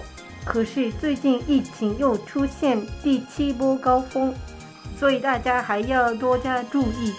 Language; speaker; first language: Chinese; non-native, fluent; Japanese